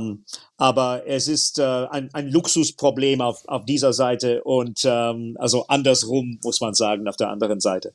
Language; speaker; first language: German; non-native, fluent; English